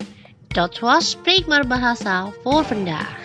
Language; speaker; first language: Dutch; non-native, learner; Indonesian